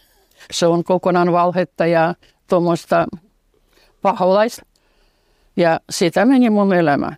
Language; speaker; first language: Finnish; non-native, fluent; Russian